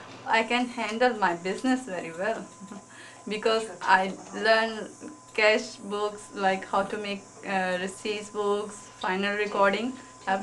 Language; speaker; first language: English; non-native, learner; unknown